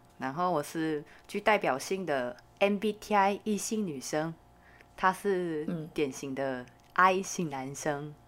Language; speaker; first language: Chinese; non-native, fluent; Korean